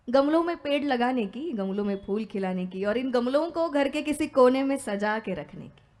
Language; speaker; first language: Hindi; non-native, local second language; Marathi